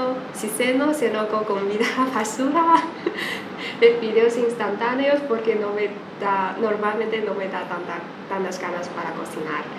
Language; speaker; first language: Spanish; non-native, fluent; Chinese